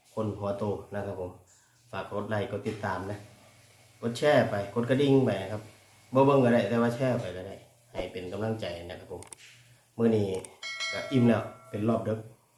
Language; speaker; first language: Thai; native; Thai